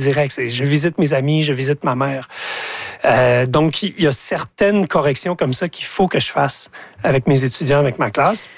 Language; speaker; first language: French; native; French